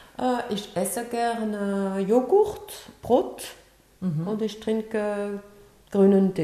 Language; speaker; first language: German; non-native, learner; French